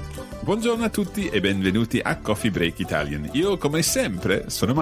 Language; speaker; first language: Italian; non-native, fluent; English